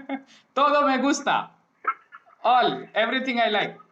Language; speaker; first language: Spanish; non-native, learner; Hindi